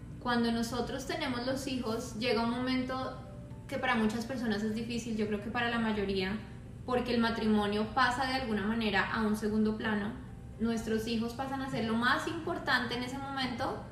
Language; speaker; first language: Spanish; native; Spanish